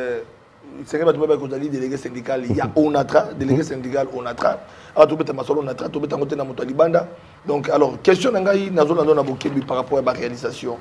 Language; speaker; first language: French; non-native, local second language; Lingala